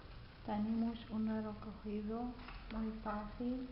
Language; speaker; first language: Spanish; non-native, learner; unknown